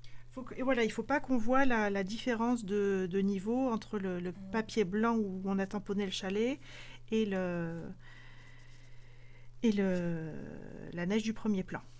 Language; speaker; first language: French; native; French